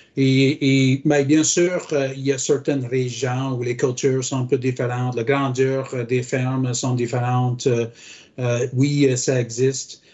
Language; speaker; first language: French; non-native, local second language; English